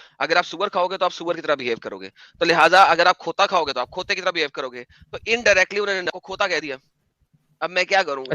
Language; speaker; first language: Urdu; non-native, local second language; Punjabi